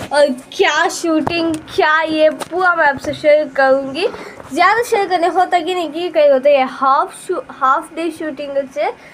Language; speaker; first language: Hindi; non-native, local second language; Urdu